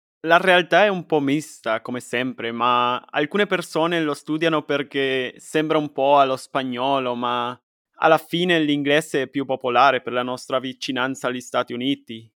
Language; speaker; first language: Italian; non-native, fluent; Spanish